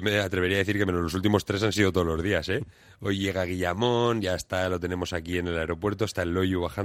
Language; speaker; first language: Spanish; native; Spanish